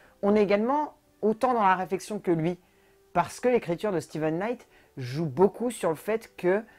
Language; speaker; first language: French; native; French